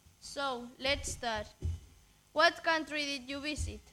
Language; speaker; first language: English; non-native, learner; Catalan